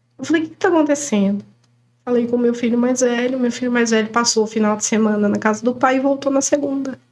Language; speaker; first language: Portuguese; native; Portuguese